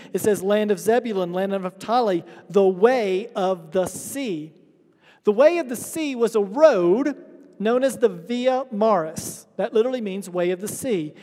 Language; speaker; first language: English; native; English